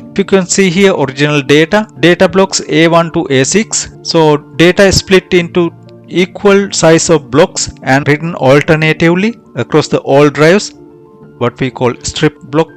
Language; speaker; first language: English; non-native, fluent; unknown